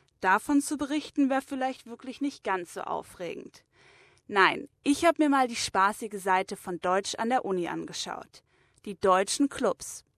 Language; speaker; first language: German; native; German